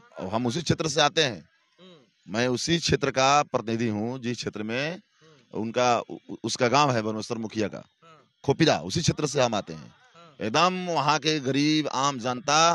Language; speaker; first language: Hindi; native; Hindi